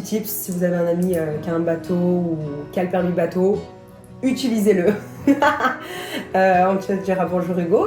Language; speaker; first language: French; native; French